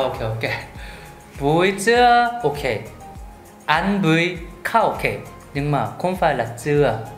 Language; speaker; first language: Vietnamese; non-native, learner; Korean